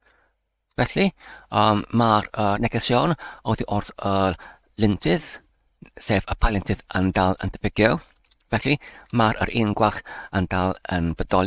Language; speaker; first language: Welsh; non-native, learner; English